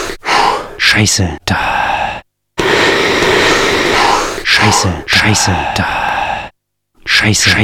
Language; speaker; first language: German; native; German